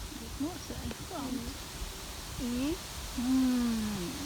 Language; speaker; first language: Swedish; non-native, learner; Thai